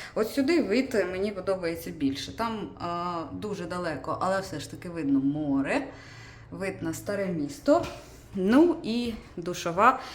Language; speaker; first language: Ukrainian; non-native, local second language; Russian